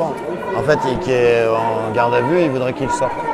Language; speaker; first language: French; native; French